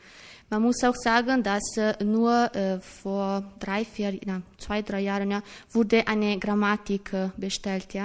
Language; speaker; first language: German; non-native, learner; Italian